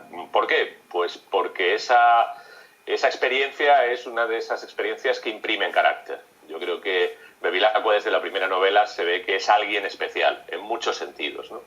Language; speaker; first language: Spanish; native; Spanish